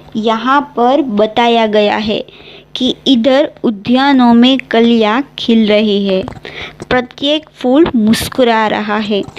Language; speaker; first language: Hindi; non-native, local second language; Gujarati